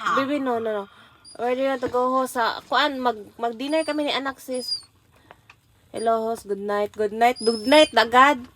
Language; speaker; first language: Filipino; non-native, local second language; Waray